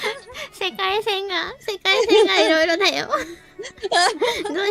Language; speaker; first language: Japanese; native; Japanese